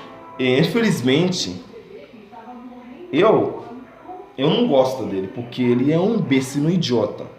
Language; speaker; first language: Portuguese; non-native, fluent; Haitian Creole